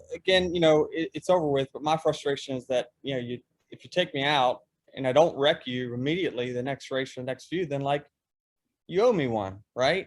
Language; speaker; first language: English; native; English